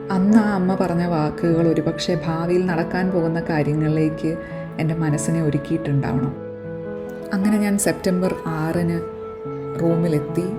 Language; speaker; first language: Malayalam; early bilingual, heritage; Malayalam